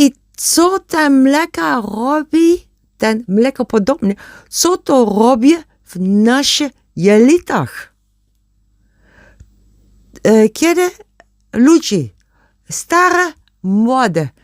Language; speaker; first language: Polish; non-native, learner; German